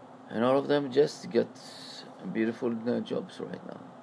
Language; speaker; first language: English; non-native, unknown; Hebrew